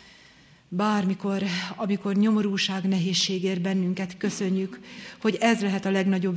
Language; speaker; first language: Hungarian; native; Hungarian